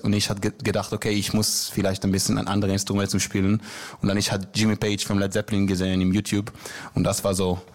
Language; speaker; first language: German; non-native, learner; Hebrew